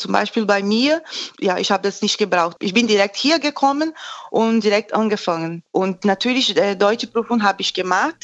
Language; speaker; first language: German; non-native, fluent; Portuguese